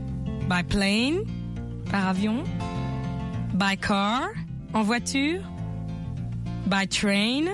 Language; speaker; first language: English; non-native, fluent; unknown